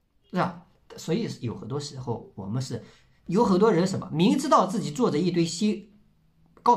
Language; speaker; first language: Chinese; native; Chinese